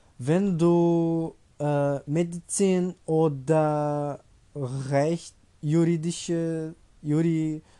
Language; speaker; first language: German; non-native, learner; Portuguese